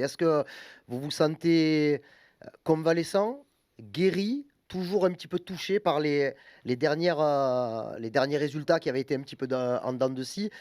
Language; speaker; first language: French; native; French